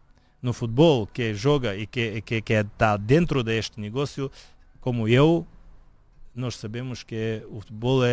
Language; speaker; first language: Portuguese; non-native, fluent; Bulgarian